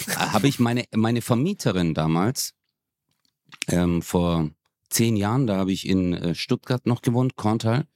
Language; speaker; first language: German; early bilingual, other home language; Turkish